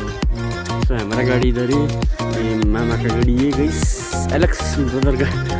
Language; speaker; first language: Hindi; non-native, local second language; Nepali